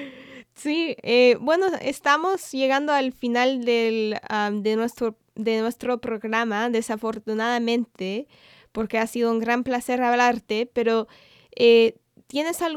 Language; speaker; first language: Spanish; non-native, fluent; English